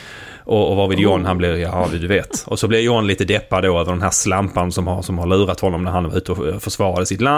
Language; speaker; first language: Swedish; native; Swedish